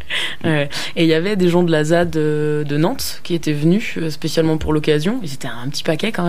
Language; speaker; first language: French; native; French